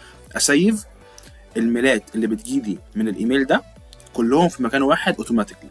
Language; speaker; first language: Arabic; native; Arabic